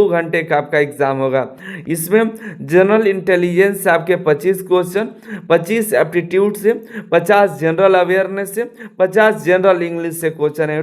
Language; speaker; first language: Hindi; native; Hindi